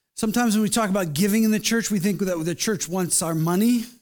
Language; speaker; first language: English; native; English